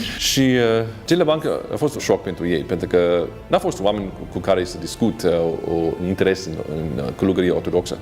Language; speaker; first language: Romanian; non-native, fluent; English